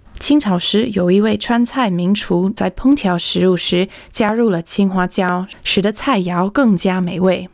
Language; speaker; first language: Chinese; early bilingual, heritage; Chinese